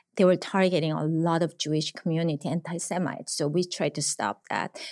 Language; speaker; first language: English; non-native, fluent; Korean